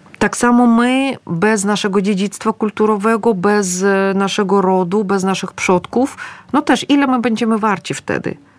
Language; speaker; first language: Polish; non-native, fluent; Russian